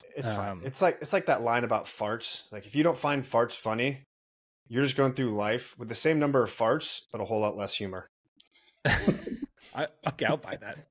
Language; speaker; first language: English; native; English